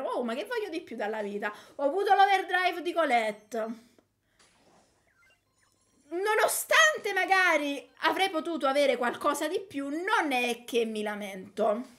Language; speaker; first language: Italian; native; Italian